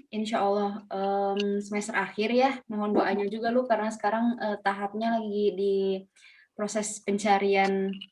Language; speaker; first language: Indonesian; native; Indonesian